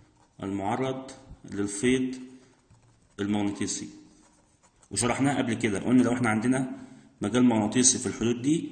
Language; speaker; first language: Arabic; native; Arabic